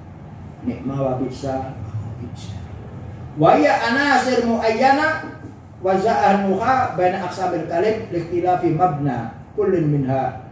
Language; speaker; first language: Arabic; non-native, fluent; Javanese